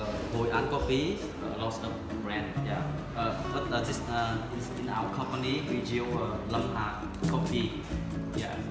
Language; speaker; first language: English; non-native, learner; Vietnamese